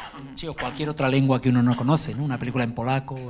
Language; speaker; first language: Spanish; native; Spanish